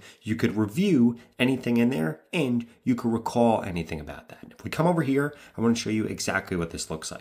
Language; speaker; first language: English; native; English